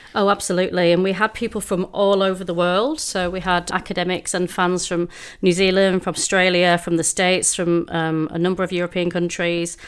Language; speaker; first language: English; native; English